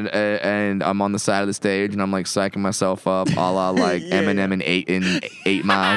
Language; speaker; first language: English; native; English